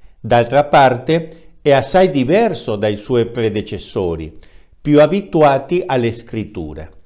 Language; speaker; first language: Italian; non-native, fluent; Spanish